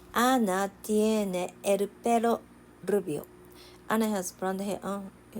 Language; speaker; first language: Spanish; non-native, learner; Japanese